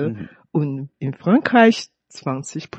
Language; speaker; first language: German; non-native, fluent; Chinese